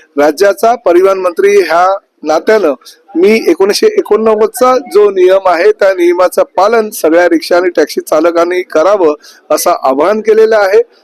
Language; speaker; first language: Marathi; native; Marathi